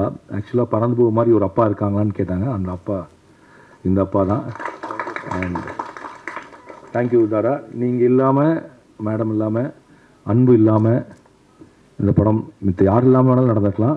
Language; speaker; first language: Tamil; native; Tamil